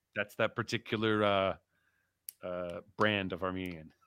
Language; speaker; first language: English; early bilingual, other home language; Turkish